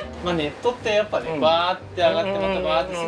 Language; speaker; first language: Japanese; native; Japanese